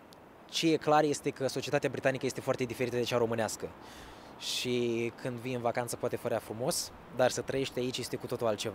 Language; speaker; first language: Romanian; native; Romanian